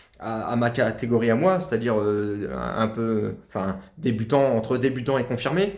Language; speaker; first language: French; native; French